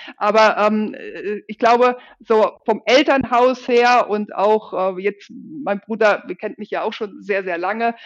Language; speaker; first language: German; native; German